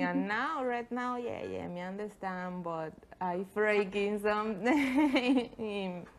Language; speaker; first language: English; non-native, learner; Spanish